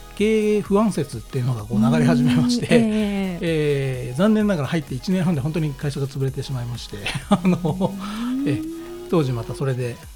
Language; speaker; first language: Japanese; native; Japanese